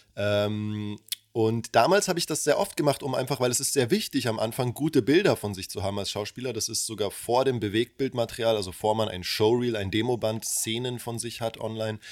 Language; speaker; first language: German; early bilingual, other home language; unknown